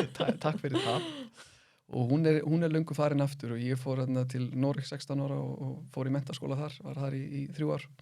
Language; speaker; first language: Icelandic; early bilingual, other home language; German